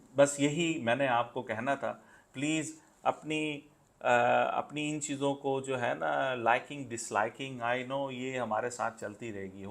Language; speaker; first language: Urdu; non-native, local second language; Punjabi